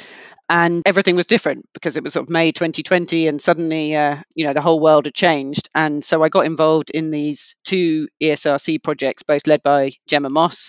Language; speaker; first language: English; native; English